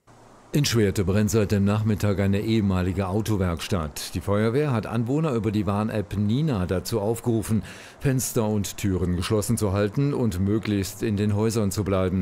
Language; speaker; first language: German; native; German